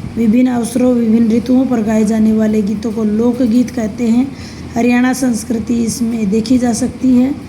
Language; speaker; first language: Hindi; native; Hindi